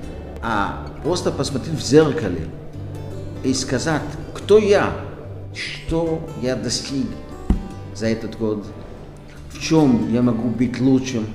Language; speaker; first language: Russian; non-native, fluent; Hebrew